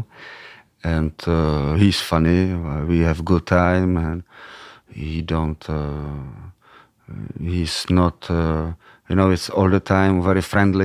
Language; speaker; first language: English; non-native, learner; Czech